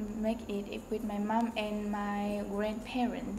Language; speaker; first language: English; non-native, learner; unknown